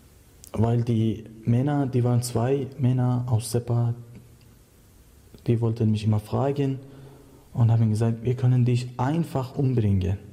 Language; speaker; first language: German; non-native, learner; Persian